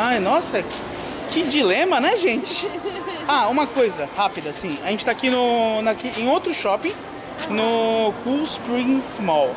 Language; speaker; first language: Portuguese; native; Portuguese